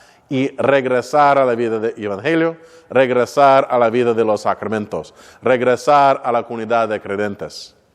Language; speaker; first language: Spanish; non-native, learner; English